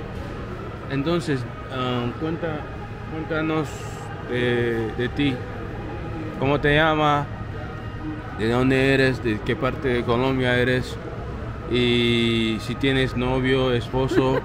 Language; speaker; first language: Spanish; non-native, learner; English